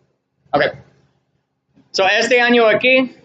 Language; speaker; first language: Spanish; non-native, learner; English